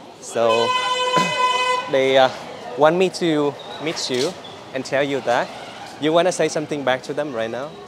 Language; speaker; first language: English; non-native, learner; Vietnamese